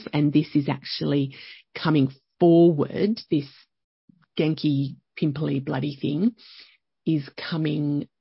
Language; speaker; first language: English; native; English